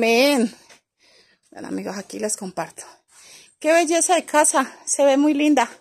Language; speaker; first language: Spanish; native; Spanish